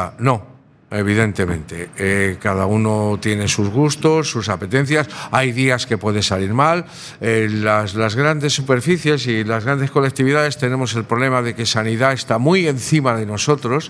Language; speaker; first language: Spanish; native; Spanish